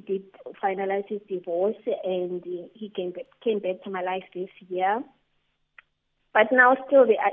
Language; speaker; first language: English; non-native, local second language; Xhosa